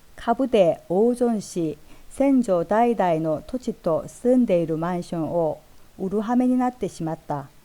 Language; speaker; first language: Japanese; non-native, fluent; Korean